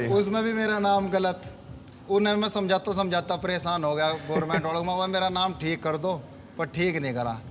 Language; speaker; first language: Hindi; native; Hindi